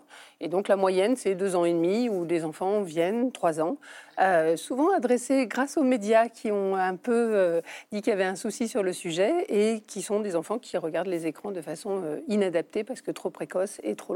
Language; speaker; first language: French; native; French